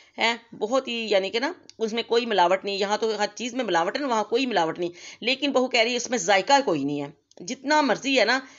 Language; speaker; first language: Urdu; non-native, local second language; Punjabi